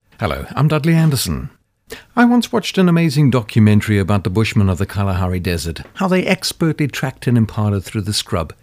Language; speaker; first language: English; native; English